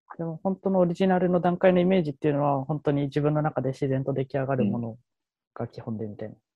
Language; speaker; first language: Japanese; native; Japanese